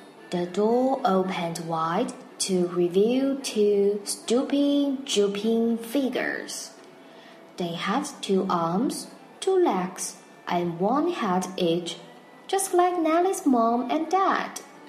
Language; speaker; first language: English; non-native, fluent; Chinese